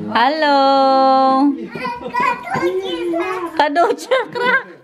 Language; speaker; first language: Dutch; non-native, learner; Filipino